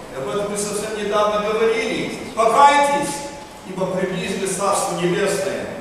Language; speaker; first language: Russian; early bilingual, heritage; Russian